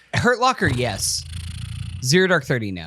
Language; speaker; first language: English; native; English